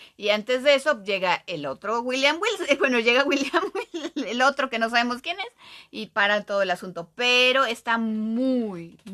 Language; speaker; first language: Spanish; native; Spanish